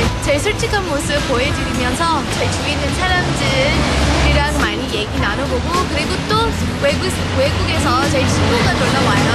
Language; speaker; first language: Korean; early bilingual, heritage; Korean